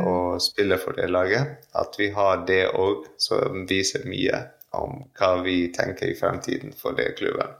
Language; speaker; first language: Norwegian; non-native, fluent; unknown